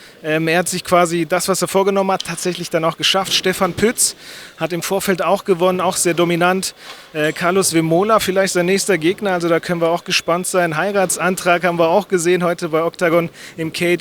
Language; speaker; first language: German; native; German